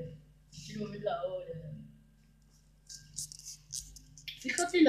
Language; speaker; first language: Spanish; native; Spanish